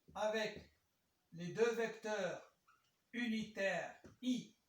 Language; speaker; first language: French; non-native, local second language; Arabic